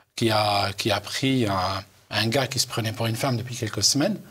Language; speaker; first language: French; non-native, local second language; Arabic